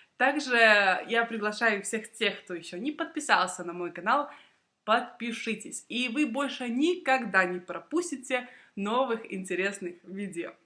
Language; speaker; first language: Russian; native; Russian